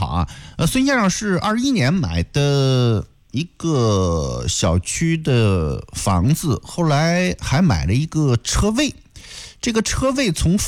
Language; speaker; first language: Chinese; native; Chinese